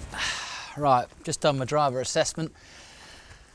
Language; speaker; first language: English; native; English